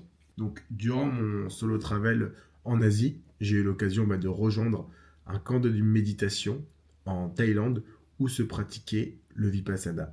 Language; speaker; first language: French; native; French